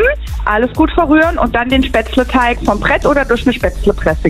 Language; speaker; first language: German; native; German